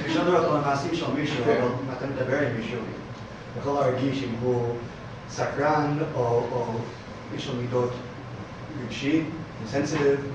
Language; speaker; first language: Hebrew; non-native, learner; English